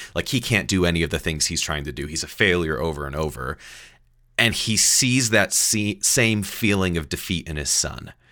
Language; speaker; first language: English; native; English